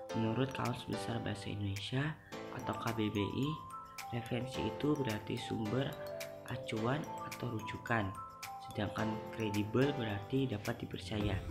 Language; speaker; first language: Indonesian; native; Indonesian